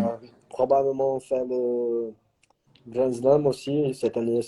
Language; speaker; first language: French; non-native, learner; Portuguese